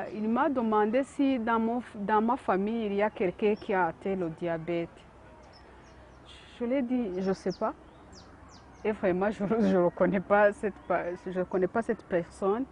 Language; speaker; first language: French; non-native, local second language; Kinyarwanda